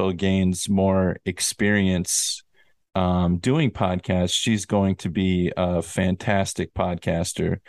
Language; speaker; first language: English; native; English